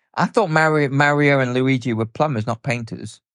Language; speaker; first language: English; native; English